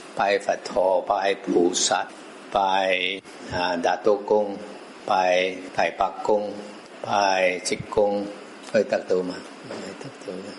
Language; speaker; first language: Cantonese; non-native, local second language; Min Nan Chinese